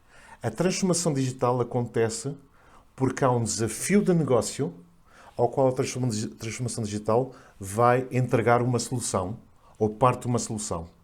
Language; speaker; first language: Portuguese; native; Portuguese